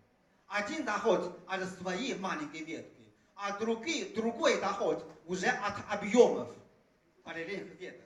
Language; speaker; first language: Russian; non-native, fluent; Chinese